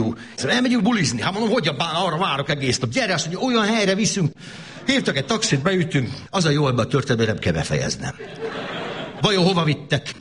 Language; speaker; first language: Hungarian; native; Hungarian